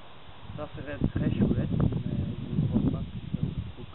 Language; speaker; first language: French; non-native, learner; Dutch